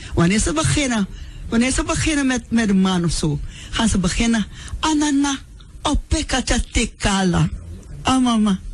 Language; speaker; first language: Dutch; non-native, local second language; Sranan Tongo